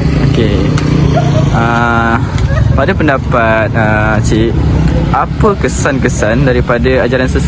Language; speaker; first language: Malay; native; Malay